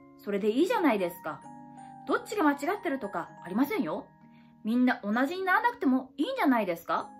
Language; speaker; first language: Japanese; native; Japanese